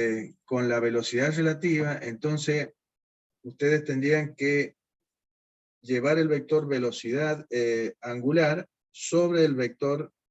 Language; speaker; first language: Spanish; native; Spanish